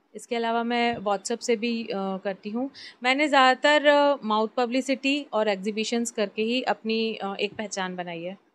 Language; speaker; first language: Hindi; native; Hindi